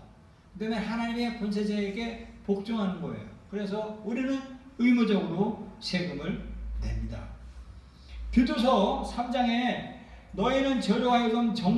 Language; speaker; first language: Korean; native; Korean